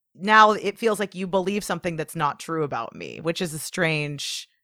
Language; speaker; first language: English; native; English